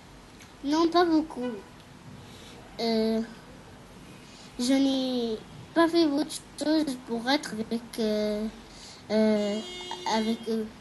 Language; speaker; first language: French; non-native, fluent; Arabic